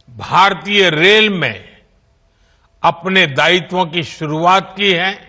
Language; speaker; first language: Hindi; non-native, local second language; Gujarati